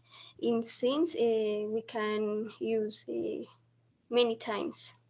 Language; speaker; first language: English; non-native, learner; Spanish